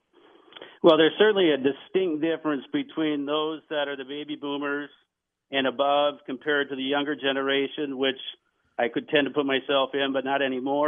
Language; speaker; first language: English; native; English